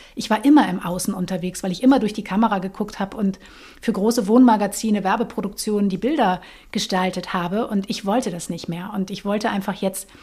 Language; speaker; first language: German; native; German